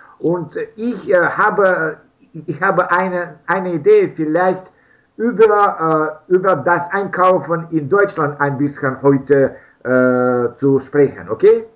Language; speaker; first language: German; non-native, learner; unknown